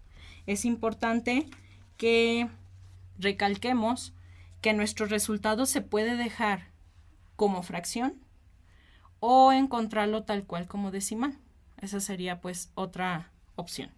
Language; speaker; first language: Spanish; native; Spanish